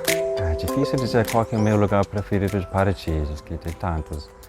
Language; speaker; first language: Portuguese; non-native, fluent; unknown